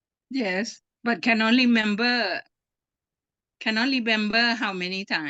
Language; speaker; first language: English; non-native, learner; Thai